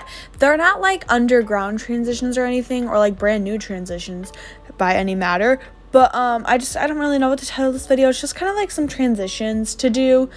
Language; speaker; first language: English; native; English